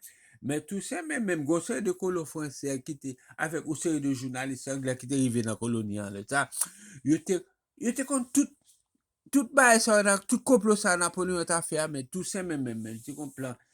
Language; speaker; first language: French; non-native, local second language; Haitian Creole